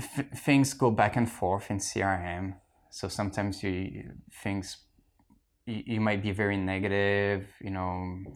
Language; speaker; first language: English; non-native, fluent; French